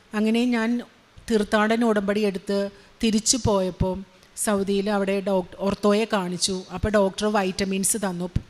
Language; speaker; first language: Malayalam; native; Malayalam